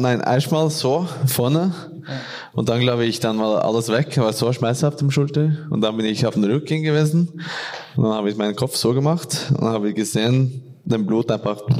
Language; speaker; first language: German; non-native, fluent; Norwegian